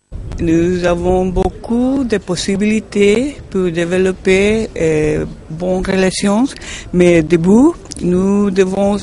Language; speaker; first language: French; non-native, learner; Spanish